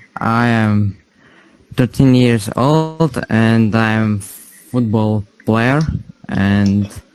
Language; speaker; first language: English; non-native, learner; Slovak